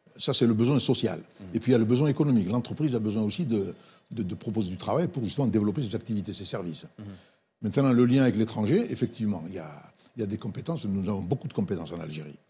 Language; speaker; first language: French; non-native, local second language; Arabic